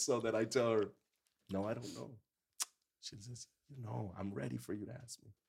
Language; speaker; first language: English; early bilingual, other home language; Spanish